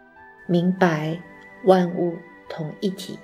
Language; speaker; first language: Chinese; native; Chinese